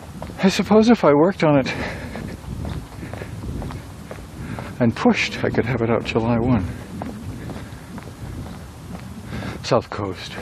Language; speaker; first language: English; native; English